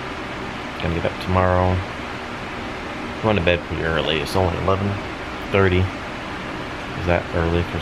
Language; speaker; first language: English; native; English